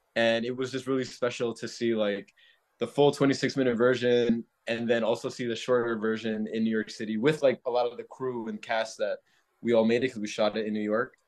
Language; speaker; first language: English; native; English